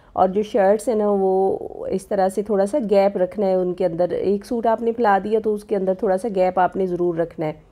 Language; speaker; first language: Urdu; native; Urdu